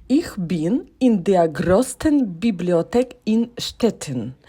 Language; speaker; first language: German; non-native, fluent; Ukrainian